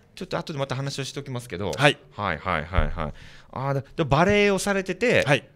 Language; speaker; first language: Japanese; native; Japanese